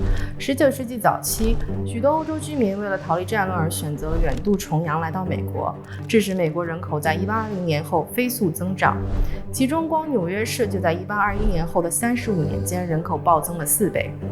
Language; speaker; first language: Chinese; native; Chinese